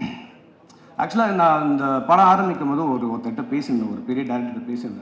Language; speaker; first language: Tamil; native; Tamil